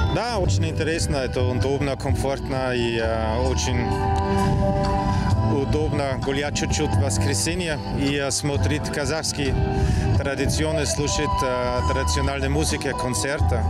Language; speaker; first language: Russian; non-native, learner; German